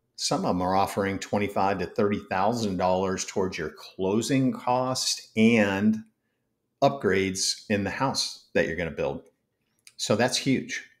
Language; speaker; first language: English; native; English